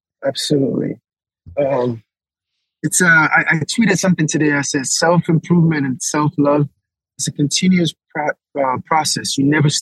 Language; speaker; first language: English; non-native, local second language; Yoruba